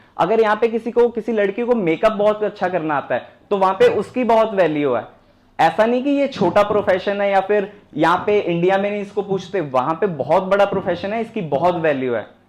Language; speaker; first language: Hindi; native; Hindi